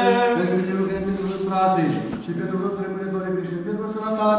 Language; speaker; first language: Romanian; native; Romanian